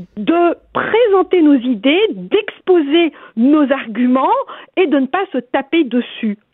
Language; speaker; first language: French; non-native, local second language; Arabic